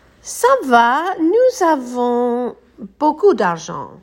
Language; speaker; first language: French; non-native, learner; English